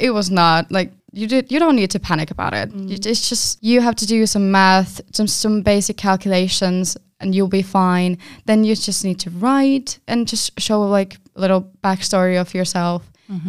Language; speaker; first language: English; non-native, fluent; Finnish